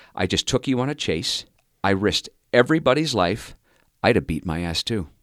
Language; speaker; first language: English; native; English